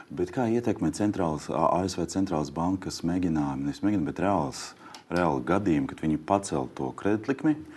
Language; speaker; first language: Latvian; non-native, local second language; Russian